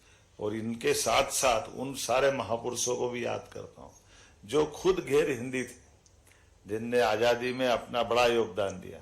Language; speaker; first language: Hindi; native; Hindi